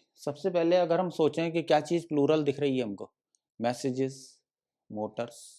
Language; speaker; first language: Hindi; native; Hindi